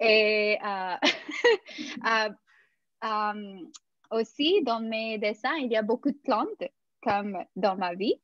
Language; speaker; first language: French; non-native, fluent; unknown